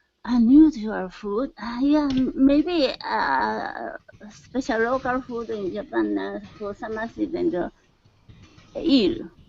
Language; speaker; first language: English; non-native, learner; Japanese